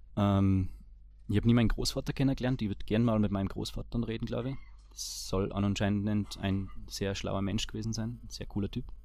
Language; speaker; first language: German; early bilingual, other home language; Bosnian